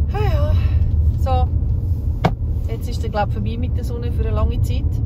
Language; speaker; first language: German; native; German